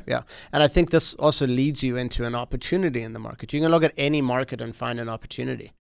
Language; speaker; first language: English; native; English